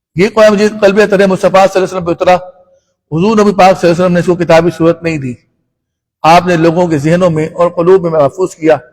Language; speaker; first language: Urdu; non-native, local second language; Punjabi